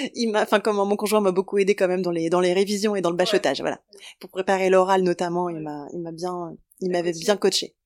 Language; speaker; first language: French; native; French